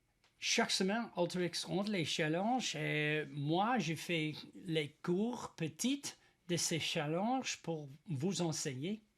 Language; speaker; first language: French; non-native, learner; English